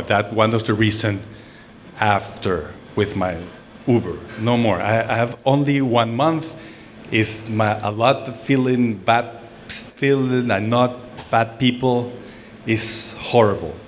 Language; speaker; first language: English; non-native, fluent; Spanish